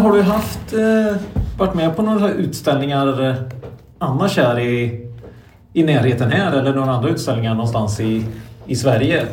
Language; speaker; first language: Swedish; native; Swedish